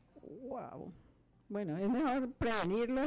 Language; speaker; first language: Spanish; native; Spanish